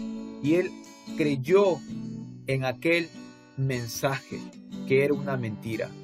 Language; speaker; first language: Spanish; native; Spanish